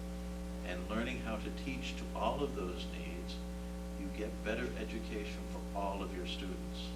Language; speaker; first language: English; native; English